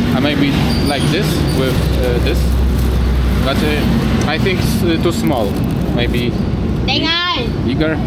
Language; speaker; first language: English; non-native, learner; Polish